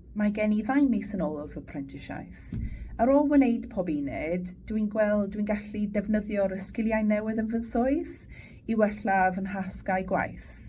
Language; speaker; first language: Welsh; non-native, local second language; English